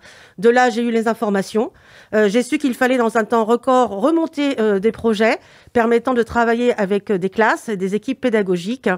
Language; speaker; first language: French; native; French